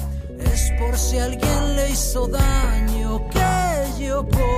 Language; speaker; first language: Spanish; non-native, learner; French